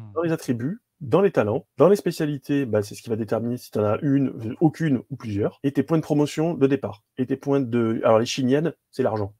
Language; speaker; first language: French; native; French